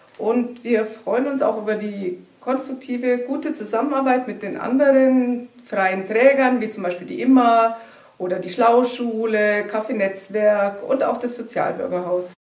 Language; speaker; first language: German; native; German